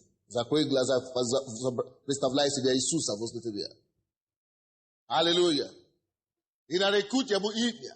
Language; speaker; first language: Russian; non-native, fluent; Yoruba